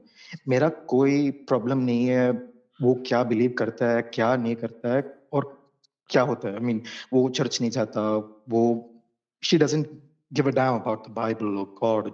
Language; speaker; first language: Hindi; non-native, local second language; Malayalam